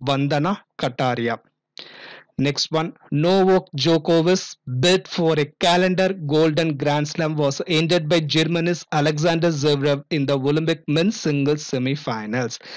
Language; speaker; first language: English; non-native, local second language; Tamil